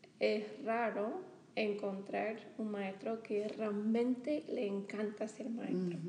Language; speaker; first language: Spanish; non-native, fluent; English